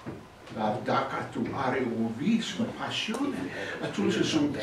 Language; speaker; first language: Romanian; non-native, learner; English